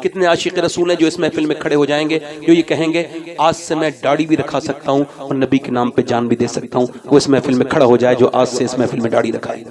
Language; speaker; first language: Urdu; native; Urdu